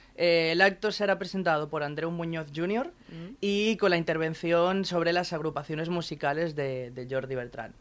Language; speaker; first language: Spanish; non-native, local second language; Catalan